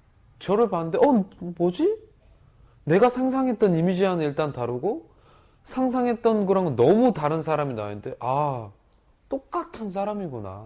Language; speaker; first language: Korean; native; Korean